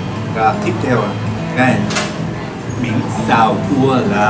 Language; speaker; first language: Vietnamese; non-native, learner; Japanese